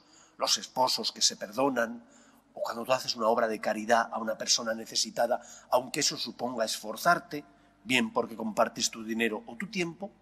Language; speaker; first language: Spanish; native; Spanish